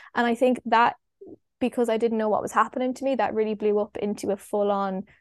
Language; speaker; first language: English; native; English